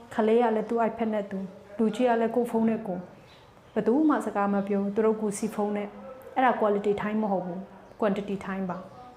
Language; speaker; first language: Burmese; non-native, local second language; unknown